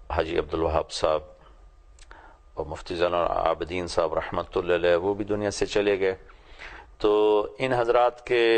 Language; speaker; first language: Urdu; non-native, local second language; Punjabi